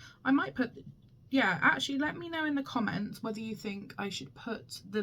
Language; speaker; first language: English; native; English